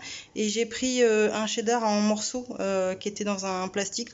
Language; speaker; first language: French; native; French